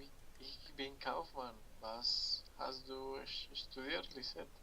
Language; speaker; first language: German; non-native, learner; Spanish